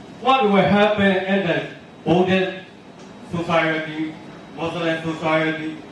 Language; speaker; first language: English; non-native, learner; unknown